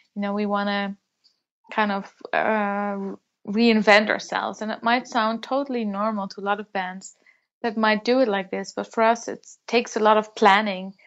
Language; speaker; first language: English; non-native, fluent; Dutch